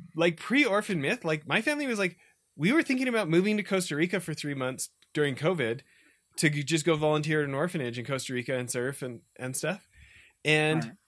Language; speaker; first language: English; native; English